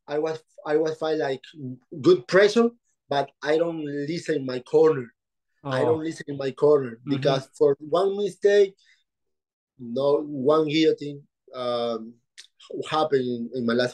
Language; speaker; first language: English; non-native, learner; Spanish